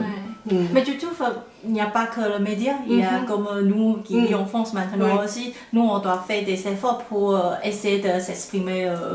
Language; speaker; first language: French; non-native, fluent; Chinese